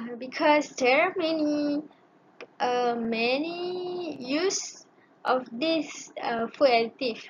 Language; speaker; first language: English; non-native, local second language; Malay